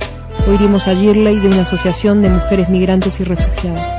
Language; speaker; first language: Spanish; native; Spanish